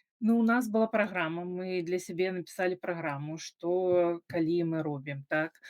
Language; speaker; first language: Belarusian; non-native, local second language; Russian